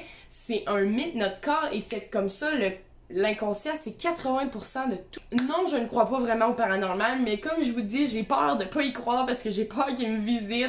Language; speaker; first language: French; native; French